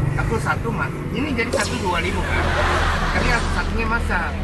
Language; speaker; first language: Indonesian; non-native, learner; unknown